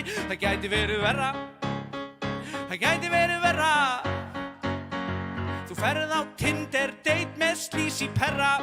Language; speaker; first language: Icelandic; native; Icelandic